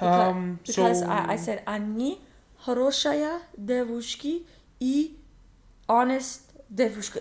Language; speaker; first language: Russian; non-native, learner; English